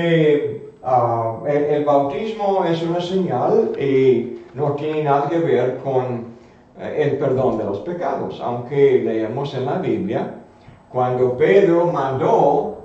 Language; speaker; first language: Spanish; non-native, fluent; English